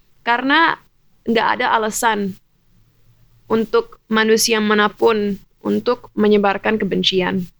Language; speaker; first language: Indonesian; early bilingual, heritage; German